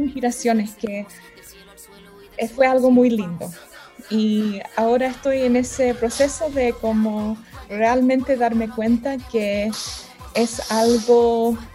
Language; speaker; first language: Spanish; early bilingual, heritage; Spanish